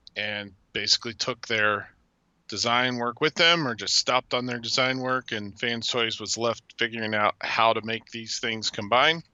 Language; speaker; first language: English; native; English